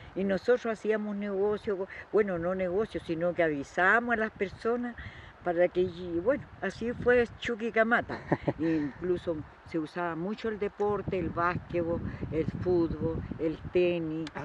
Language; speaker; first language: Spanish; native; Spanish